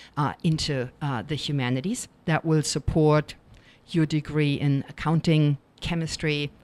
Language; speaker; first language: English; non-native, fluent; German